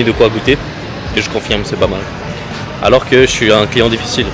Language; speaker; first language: French; native; French